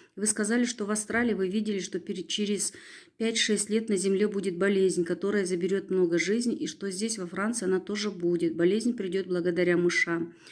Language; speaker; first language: Russian; non-native, local second language; Kazakh